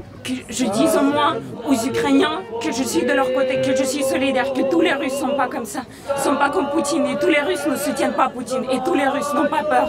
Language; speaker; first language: French; non-native, fluent; Russian